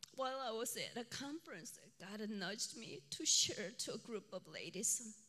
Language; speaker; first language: English; non-native, fluent; Korean